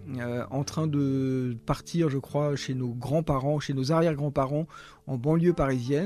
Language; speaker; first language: French; native; French